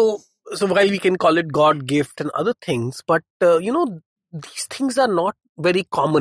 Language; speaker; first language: English; non-native, local second language; Hindi